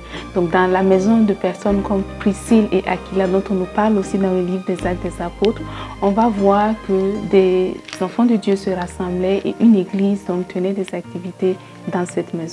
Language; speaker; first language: French; native; French